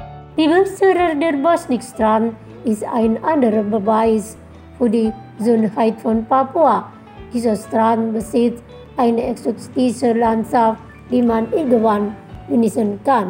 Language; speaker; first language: German; non-native, fluent; Indonesian